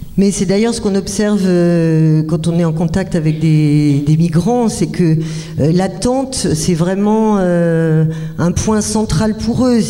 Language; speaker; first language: French; native; French